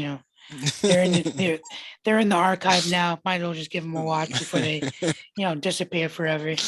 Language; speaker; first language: English; native; English